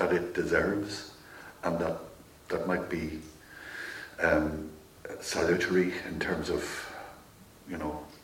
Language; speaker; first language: English; native; English